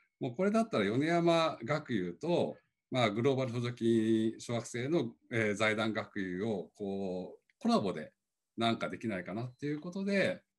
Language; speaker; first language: Japanese; native; Japanese